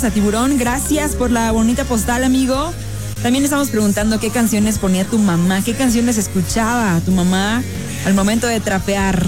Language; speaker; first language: Spanish; native; Spanish